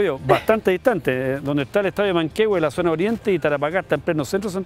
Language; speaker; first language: Spanish; native; Spanish